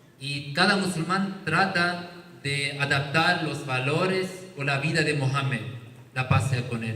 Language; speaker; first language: Spanish; non-native, learner; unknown